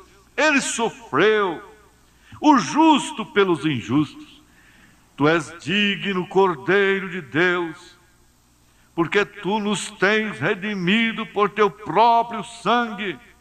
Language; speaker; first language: Portuguese; native; Portuguese